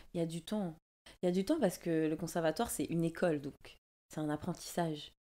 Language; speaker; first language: French; native; French